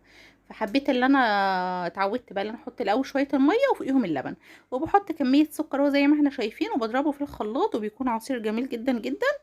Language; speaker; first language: Arabic; native; Arabic